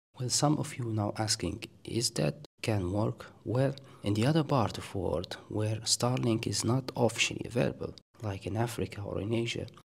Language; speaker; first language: English; non-native, fluent; Arabic